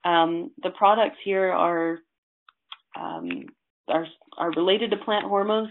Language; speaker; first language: English; native; English